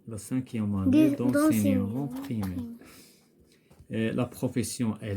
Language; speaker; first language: French; non-native, local second language; Arabic